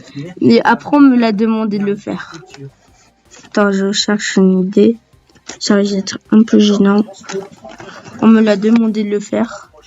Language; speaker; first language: French; native; French